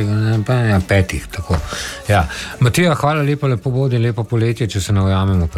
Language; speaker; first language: Slovenian; native; Slovenian